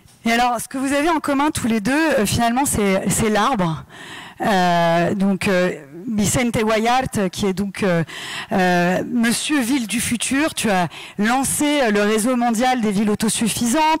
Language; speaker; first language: French; native; French